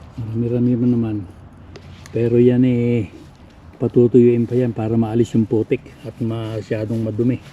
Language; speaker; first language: Filipino; native; Filipino